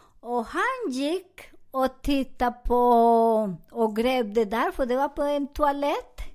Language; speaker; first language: Swedish; non-native, learner; Spanish